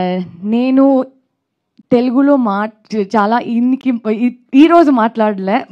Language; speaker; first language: Telugu; non-native, learner; Kannada